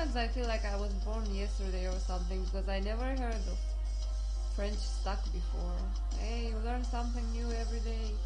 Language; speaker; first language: English; non-native, fluent; Romanian